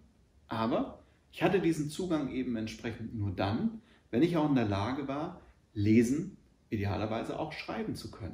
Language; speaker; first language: German; native; German